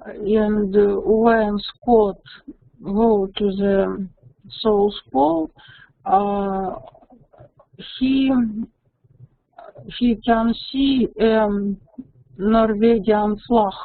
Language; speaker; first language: English; non-native, learner; Russian